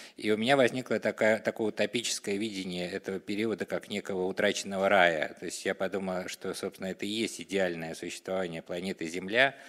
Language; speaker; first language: Russian; native; Russian